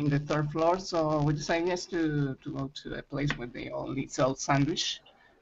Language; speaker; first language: English; non-native, learner; Spanish